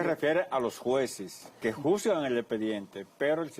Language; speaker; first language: Spanish; native; Spanish